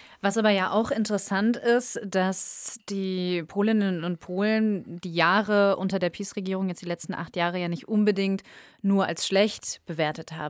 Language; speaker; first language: German; native; German